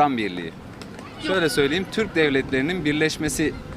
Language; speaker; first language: Turkish; native; Turkish